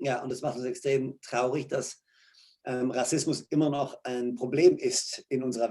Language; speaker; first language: German; native; German